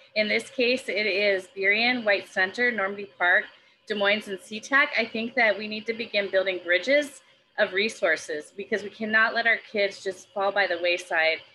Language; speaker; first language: English; native; English